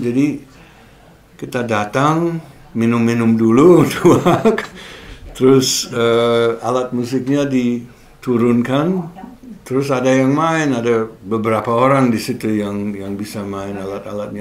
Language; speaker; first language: Indonesian; non-native, fluent; English